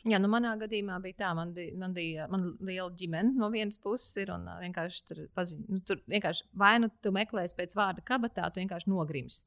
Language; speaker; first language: Latvian; native; Latvian